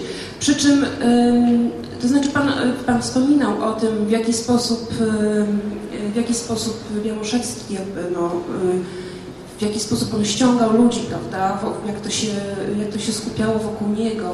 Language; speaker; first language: Polish; native; Polish